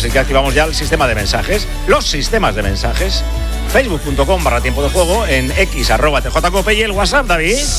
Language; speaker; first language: Spanish; native; Spanish